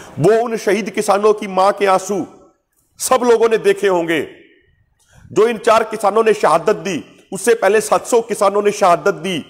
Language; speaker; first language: Hindi; non-native, local second language; Punjabi